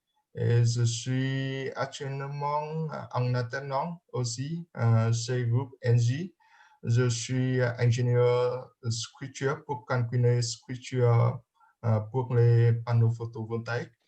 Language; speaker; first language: French; non-native, learner; Vietnamese